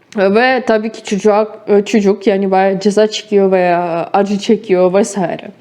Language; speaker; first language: Turkish; non-native, fluent; Ukrainian